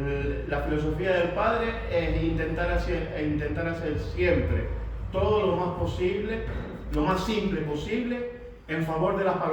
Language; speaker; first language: Spanish; native; Spanish